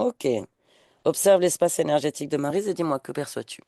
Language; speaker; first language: French; native; French